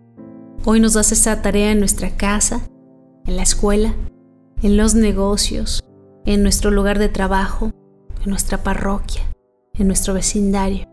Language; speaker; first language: Spanish; native; Spanish